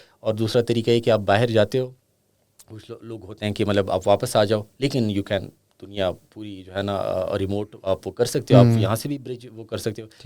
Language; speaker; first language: Urdu; non-native, local second language; Pashto